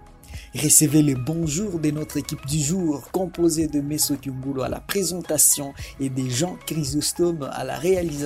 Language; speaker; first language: French; non-native, fluent; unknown